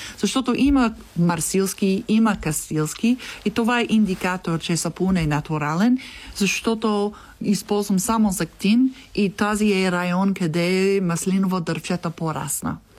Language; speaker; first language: Bulgarian; non-native, learner; English